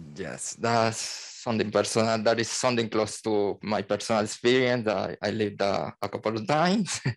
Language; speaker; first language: English; non-native, learner; Spanish